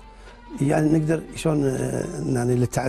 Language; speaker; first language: Arabic; non-native, fluent; Turkish